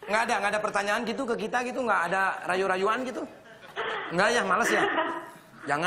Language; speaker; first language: Indonesian; native; Indonesian